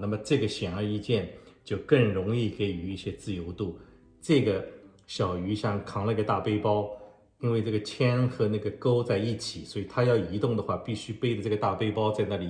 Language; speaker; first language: Chinese; native; Chinese